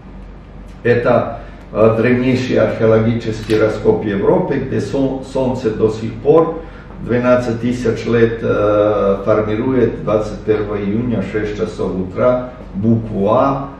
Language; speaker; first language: Russian; non-native, fluent; Serbian